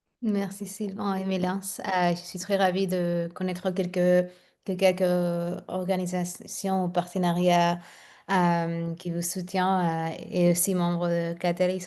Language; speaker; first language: French; non-native, fluent; Spanish